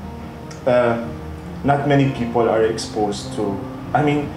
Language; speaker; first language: English; non-native, fluent; Arabic